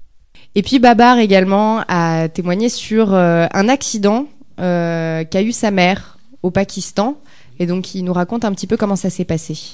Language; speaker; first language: French; native; French